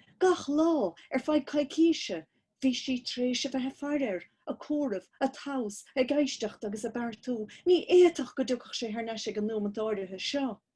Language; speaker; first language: Irish; native; Irish